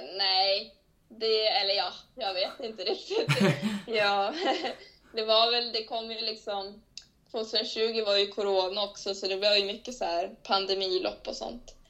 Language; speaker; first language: Swedish; native; Swedish